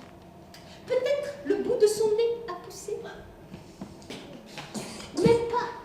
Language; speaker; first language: French; native; French